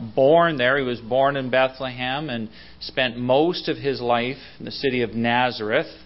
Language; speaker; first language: English; native; English